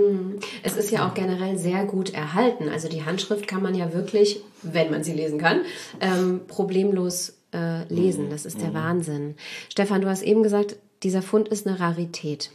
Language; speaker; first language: German; native; German